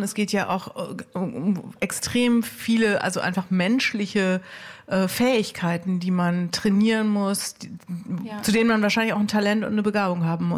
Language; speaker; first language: German; native; German